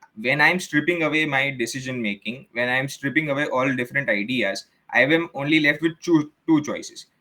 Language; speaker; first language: English; non-native, local second language; Gujarati